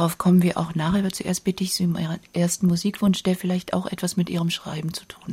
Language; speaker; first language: German; native; German